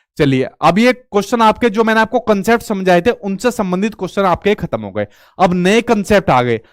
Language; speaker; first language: Hindi; native; Hindi